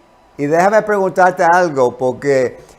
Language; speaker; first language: Spanish; non-native, fluent; English